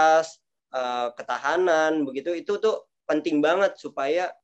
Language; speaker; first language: Indonesian; native; Indonesian